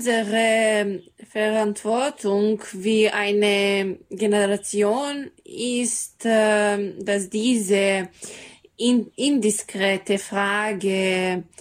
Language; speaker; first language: German; non-native, learner; Serbian